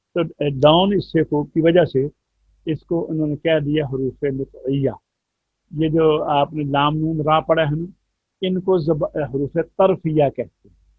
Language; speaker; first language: Urdu; non-native, local second language; Punjabi